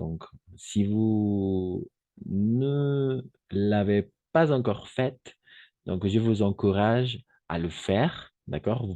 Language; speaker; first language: French; non-native, fluent; Spanish